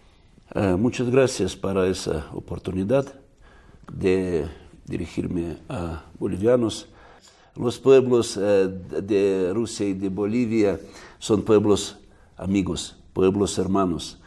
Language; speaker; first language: Spanish; non-native, fluent; Russian